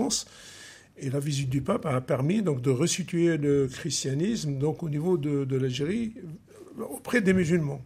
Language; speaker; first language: French; non-native, local second language; Arabic